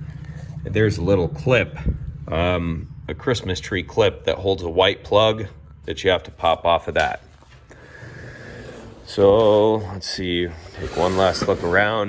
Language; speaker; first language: English; native; English